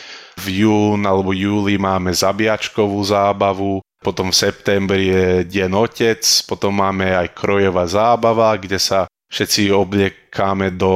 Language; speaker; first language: Slovak; early bilingual, heritage; Slovak